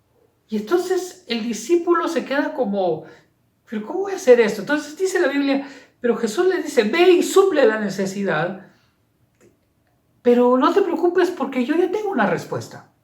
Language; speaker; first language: Spanish; native; Spanish